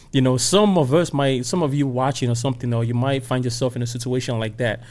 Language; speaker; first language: English; non-native, local second language; Igbo